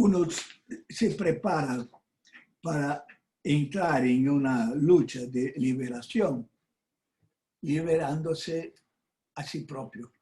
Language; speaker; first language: Spanish; non-native, fluent; Portuguese